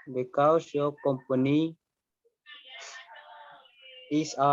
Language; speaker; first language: English; non-native, learner; Indonesian